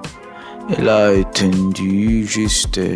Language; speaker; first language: French; non-native, learner; English